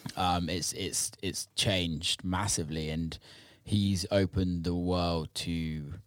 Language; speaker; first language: English; native; English